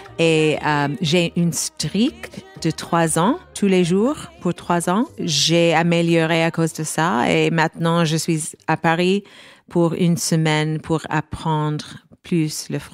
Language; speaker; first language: French; non-native, fluent; English